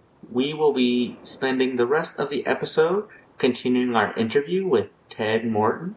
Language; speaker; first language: English; early bilingual, other home language; Spanish